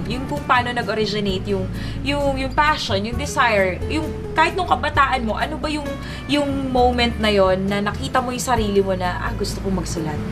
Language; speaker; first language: Filipino; non-native, local second language; Iloko